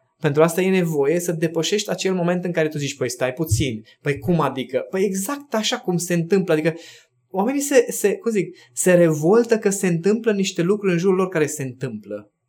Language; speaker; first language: Romanian; non-native, local second language; Hungarian